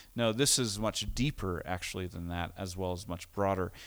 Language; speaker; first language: English; native; English